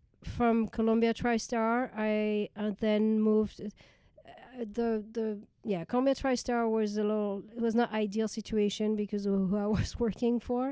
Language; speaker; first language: English; non-native, fluent; French